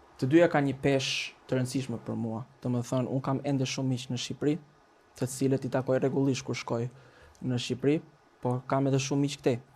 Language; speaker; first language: Albanian; native; Albanian